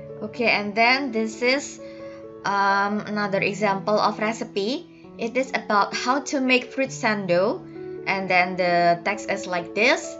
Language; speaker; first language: English; non-native, fluent; Indonesian